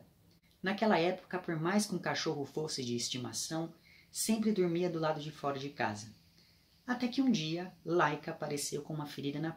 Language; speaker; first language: Portuguese; native; Portuguese